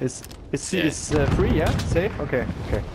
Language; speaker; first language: English; non-native, learner; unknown